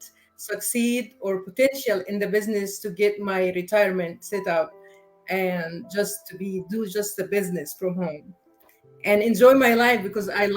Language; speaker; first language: English; non-native, learner; Arabic